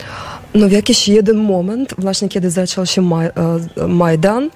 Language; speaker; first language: Polish; non-native, fluent; Ukrainian